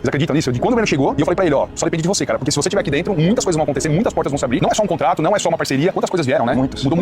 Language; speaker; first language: Portuguese; native; Portuguese